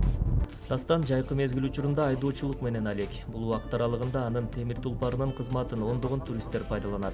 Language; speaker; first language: Kyrgyz; native; Kyrgyz